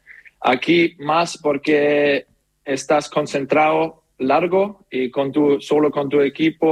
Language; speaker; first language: Spanish; non-native, learner; German